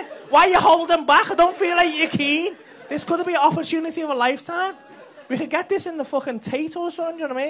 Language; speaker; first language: English; native; English